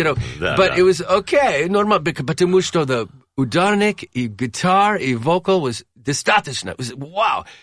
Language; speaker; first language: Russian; non-native, learner; English